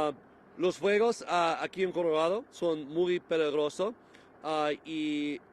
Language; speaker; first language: Spanish; non-native, learner; English